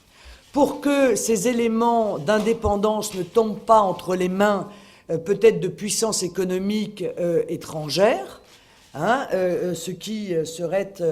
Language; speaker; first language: French; native; French